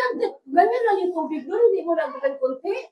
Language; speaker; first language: Filipino; native; Filipino